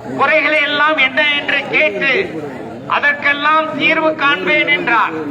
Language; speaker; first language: Tamil; native; Tamil